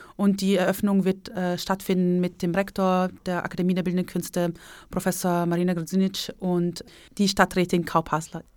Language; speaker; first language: German; early bilingual, other home language; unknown